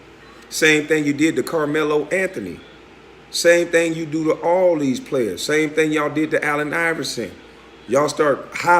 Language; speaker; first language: English; native; English